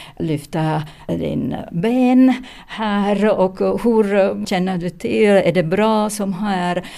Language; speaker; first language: Swedish; non-native, learner; Finnish